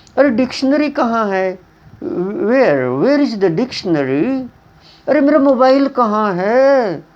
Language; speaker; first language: Hindi; native; Hindi